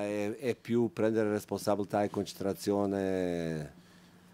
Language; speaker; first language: Italian; non-native, fluent; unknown